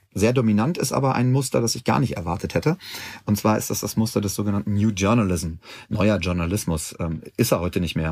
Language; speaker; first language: German; native; German